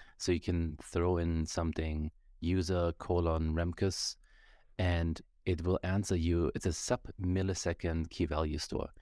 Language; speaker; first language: English; non-native, fluent; German